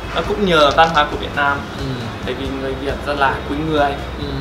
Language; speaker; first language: Vietnamese; non-native, fluent; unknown